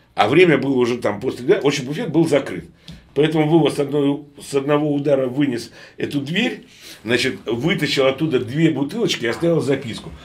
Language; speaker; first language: Russian; native; Russian